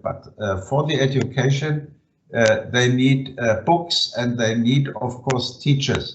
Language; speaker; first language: English; non-native, fluent; German